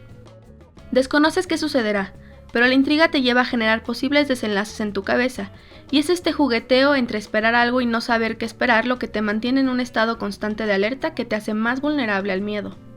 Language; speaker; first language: Spanish; native; Spanish